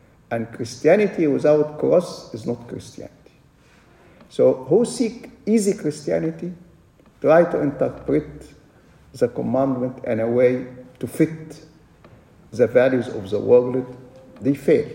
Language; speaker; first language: English; non-native, fluent; Arabic